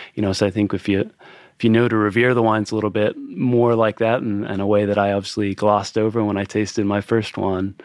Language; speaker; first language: English; native; English